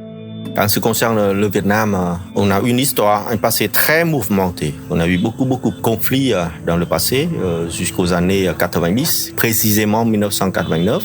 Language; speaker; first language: French; non-native, fluent; Vietnamese